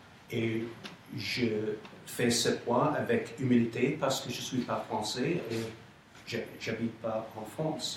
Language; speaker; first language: French; non-native, fluent; English